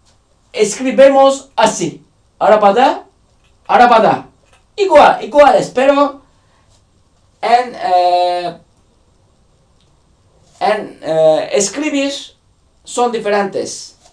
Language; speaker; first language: Spanish; non-native, learner; Turkish